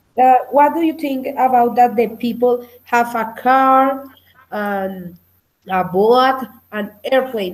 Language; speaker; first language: English; non-native, learner; Spanish